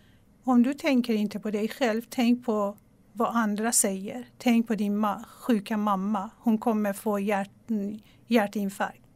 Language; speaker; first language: Swedish; non-native, local second language; Persian